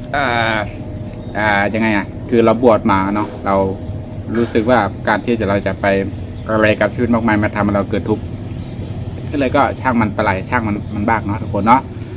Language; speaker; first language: Thai; native; Thai